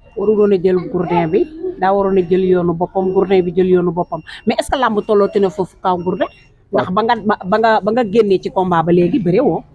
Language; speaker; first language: Wolof; native; Wolof